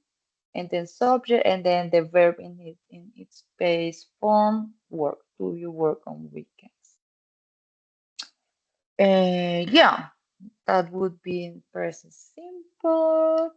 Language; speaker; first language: English; non-native, fluent; Spanish